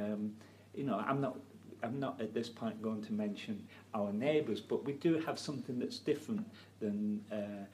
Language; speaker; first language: English; native; English